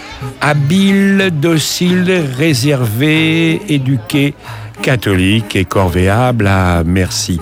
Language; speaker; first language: French; native; French